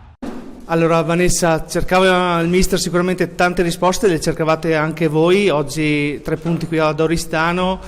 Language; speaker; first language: Italian; native; Italian